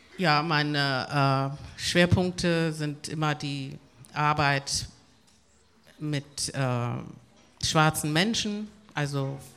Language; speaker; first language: German; early bilingual, other home language; Spanish